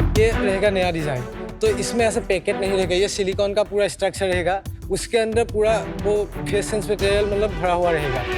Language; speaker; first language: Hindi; non-native, local second language; Assamese